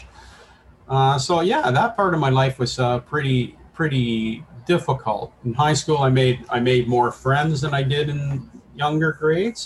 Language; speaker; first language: English; native; English